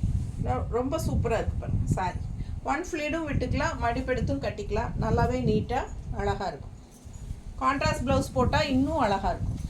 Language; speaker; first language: Tamil; native; Tamil